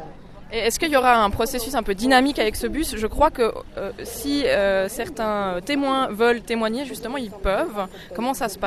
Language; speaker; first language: French; native; French